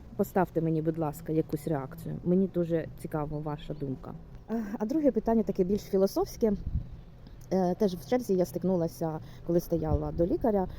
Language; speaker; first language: Ukrainian; non-native, local second language; Russian